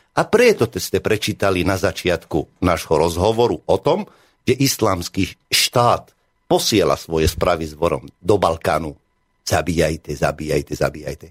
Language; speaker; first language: Slovak; non-native, fluent; Arabic